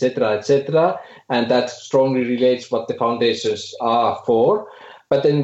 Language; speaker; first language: English; non-native, fluent; Finnish